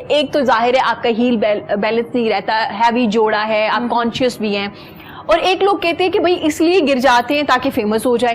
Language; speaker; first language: Urdu; native; Urdu